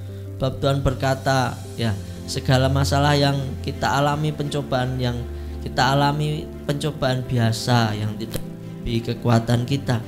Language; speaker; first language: Indonesian; native; Indonesian